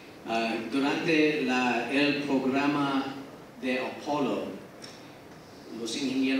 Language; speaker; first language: Spanish; non-native, fluent; English